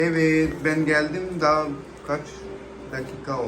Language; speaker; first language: Turkish; non-native, learner; Urdu